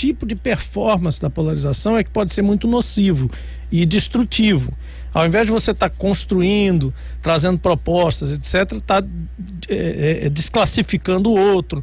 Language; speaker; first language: Portuguese; native; Portuguese